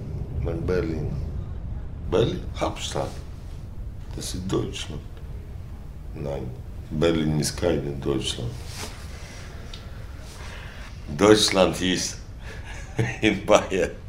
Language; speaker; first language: German; non-native, learner; Polish